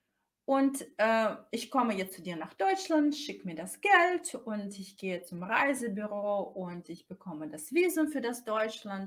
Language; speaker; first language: German; non-native, fluent; Russian